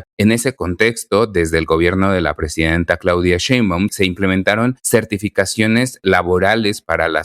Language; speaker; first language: Spanish; native; Spanish